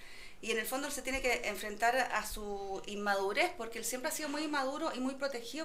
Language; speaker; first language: Spanish; native; Spanish